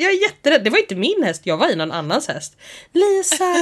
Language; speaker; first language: Swedish; native; Swedish